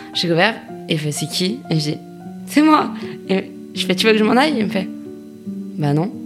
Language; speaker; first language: French; native; French